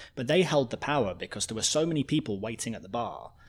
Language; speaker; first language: English; native; English